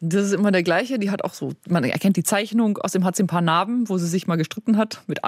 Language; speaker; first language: German; native; German